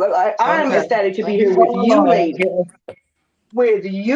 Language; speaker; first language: English; native; English